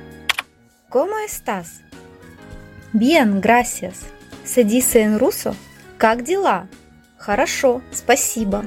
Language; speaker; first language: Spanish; non-native, fluent; Russian